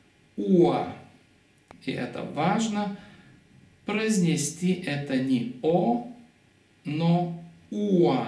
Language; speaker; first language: Russian; non-native, fluent; Lithuanian